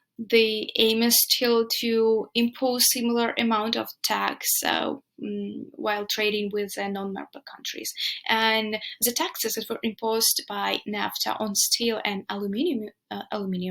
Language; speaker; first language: English; non-native, fluent; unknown